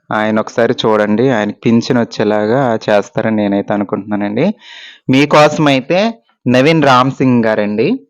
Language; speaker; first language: Telugu; native; Telugu